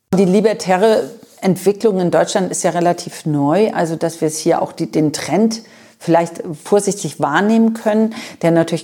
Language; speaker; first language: German; native; German